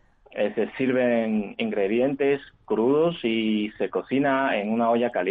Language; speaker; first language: Spanish; non-native, fluent; Chinese